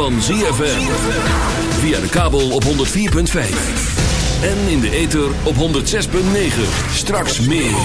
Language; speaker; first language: Dutch; native; Dutch